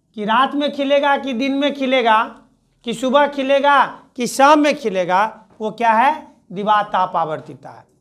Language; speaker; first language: Hindi; native; Hindi